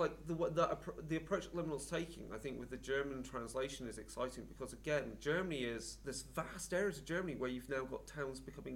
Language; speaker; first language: English; native; English